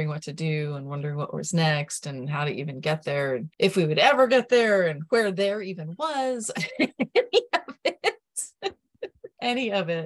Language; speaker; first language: English; native; English